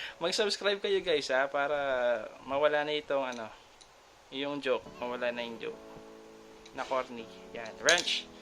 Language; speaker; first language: Filipino; non-native, local second language; Pampanga